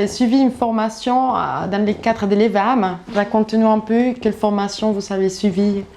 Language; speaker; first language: French; native; French